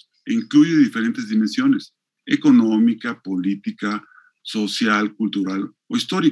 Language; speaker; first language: Spanish; native; Spanish